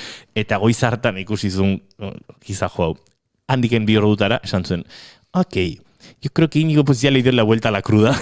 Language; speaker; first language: Basque; native; Basque